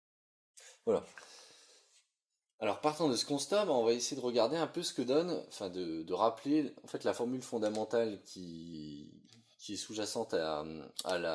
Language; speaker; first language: French; native; French